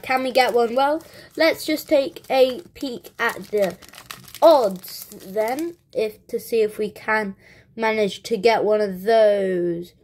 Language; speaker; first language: English; native; English